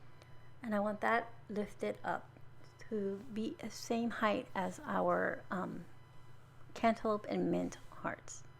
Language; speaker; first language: English; native; English